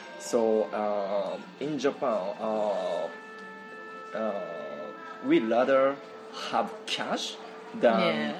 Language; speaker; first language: English; non-native, learner; Japanese